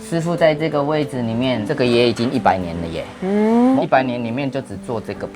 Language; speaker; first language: Chinese; native; Chinese